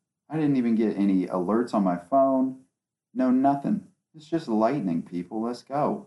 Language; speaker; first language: English; native; English